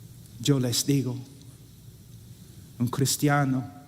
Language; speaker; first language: Spanish; non-native, fluent; English